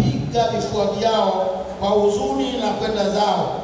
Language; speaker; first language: Swahili; native; Swahili